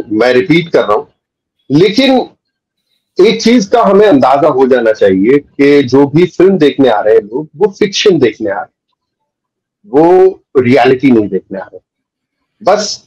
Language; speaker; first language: Hindi; native; Hindi